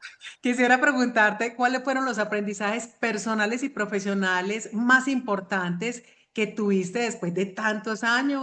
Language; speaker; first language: Spanish; native; Spanish